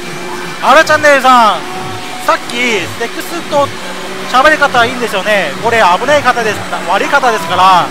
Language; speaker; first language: Japanese; non-native, learner; Korean